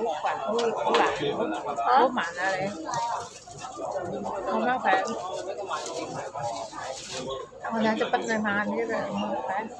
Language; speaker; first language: Cantonese; non-native, learner; Javanese